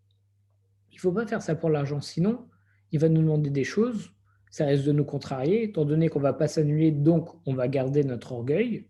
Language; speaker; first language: French; native; French